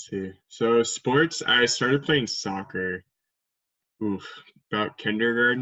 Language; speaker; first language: English; native; English